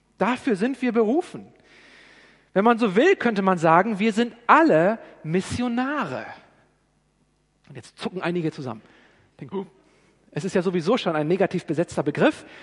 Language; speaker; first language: German; native; German